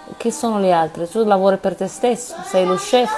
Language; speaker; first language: Italian; non-native, fluent; Arabic